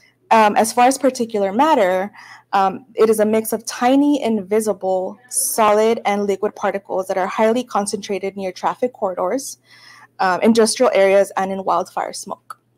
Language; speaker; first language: English; early bilingual, other home language; Spanish